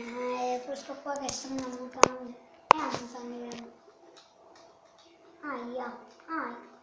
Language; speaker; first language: Italian; native; Italian